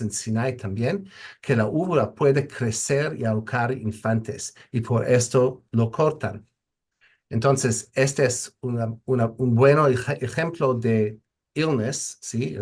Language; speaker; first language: Spanish; non-native, fluent; English